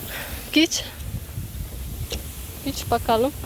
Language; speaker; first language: Turkish; non-native, fluent; Arabic